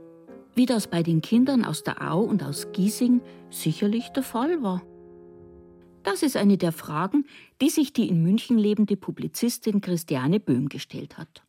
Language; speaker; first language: German; native; German